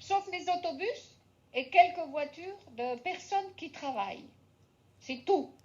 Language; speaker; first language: French; non-native, fluent; Spanish